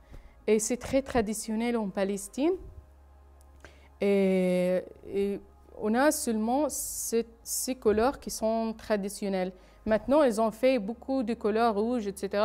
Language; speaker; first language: French; non-native, fluent; Arabic